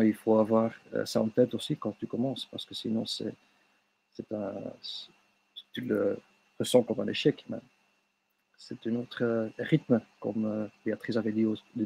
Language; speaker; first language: French; non-native, local second language; Dutch